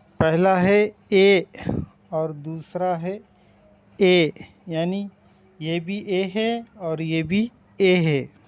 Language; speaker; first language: Urdu; native; Urdu